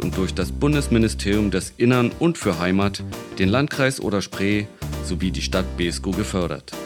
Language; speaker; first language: German; native; German